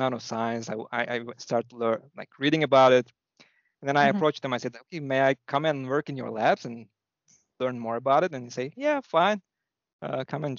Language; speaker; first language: English; non-native, fluent; Turkish